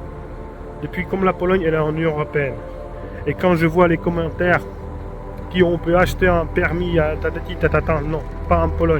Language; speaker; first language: French; non-native, fluent; Polish